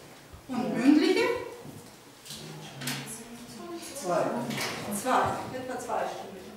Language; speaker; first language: German; non-native, fluent; Ukrainian